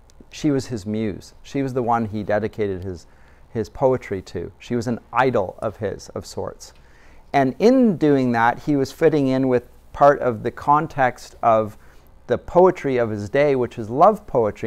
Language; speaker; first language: English; native; English